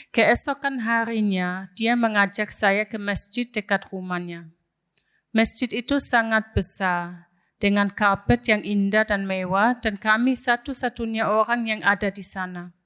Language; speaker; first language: Indonesian; non-native, fluent; German